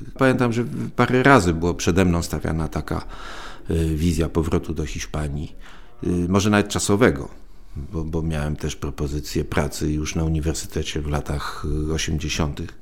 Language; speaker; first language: Polish; early bilingual, other home language; Spanish